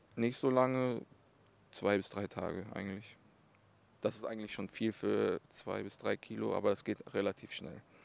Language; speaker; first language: German; early bilingual, other home language; Russian